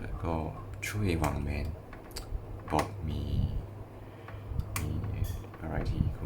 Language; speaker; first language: Thai; non-native, learner; English